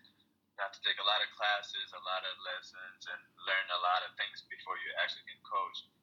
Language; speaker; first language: English; non-native, fluent; Amharic